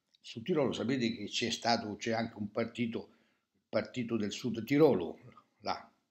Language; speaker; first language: Italian; native; Italian